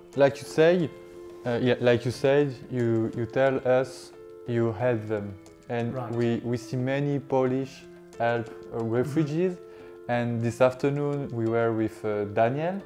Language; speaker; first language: English; non-native, learner; French